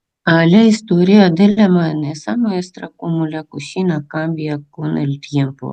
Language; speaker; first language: Spanish; non-native, learner; Russian